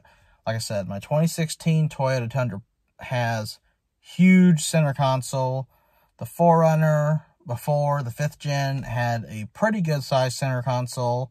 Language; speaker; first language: English; native; English